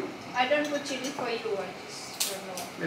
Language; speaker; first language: English; non-native, learner; Indonesian